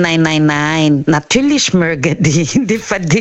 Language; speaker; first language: German; non-native, fluent; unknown